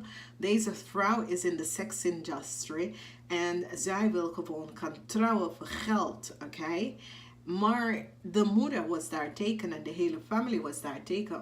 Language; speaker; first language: Dutch; non-native, fluent; English